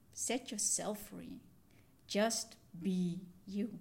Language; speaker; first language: English; non-native, fluent; Dutch